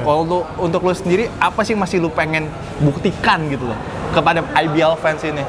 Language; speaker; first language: Indonesian; native; Indonesian